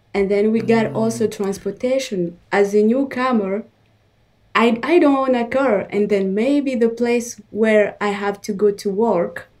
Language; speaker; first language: English; non-native, fluent; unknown